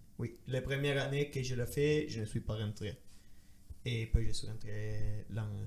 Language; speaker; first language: French; non-native, learner; Italian